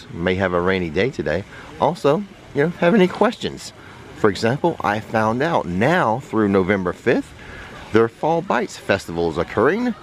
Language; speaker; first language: English; native; English